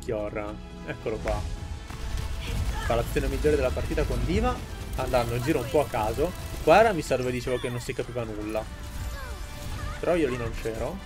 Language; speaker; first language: Italian; native; Italian